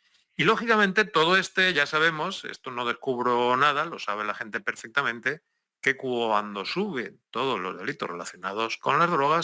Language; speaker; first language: Spanish; native; Spanish